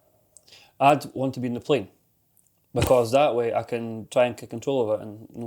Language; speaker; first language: English; native; English